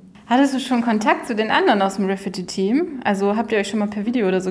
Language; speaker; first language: German; native; German